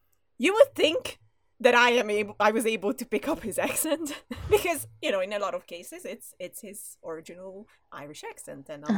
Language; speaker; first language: English; non-native, fluent; Hungarian